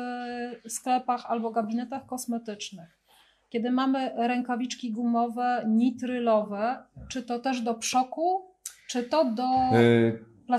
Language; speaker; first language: Polish; native; Polish